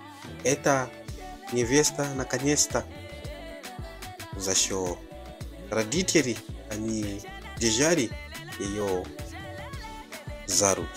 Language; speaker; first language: Russian; non-native, fluent; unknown